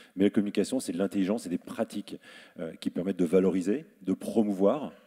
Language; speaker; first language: French; native; French